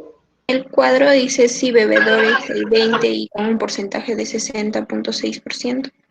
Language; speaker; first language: Spanish; native; Spanish